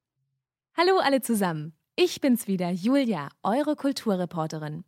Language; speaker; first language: German; native; German